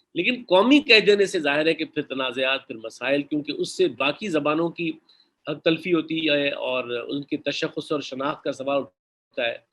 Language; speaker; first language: Urdu; non-native, local second language; Sindhi